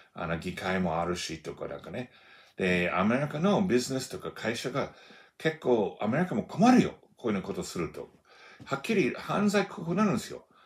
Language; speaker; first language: Japanese; non-native, fluent; English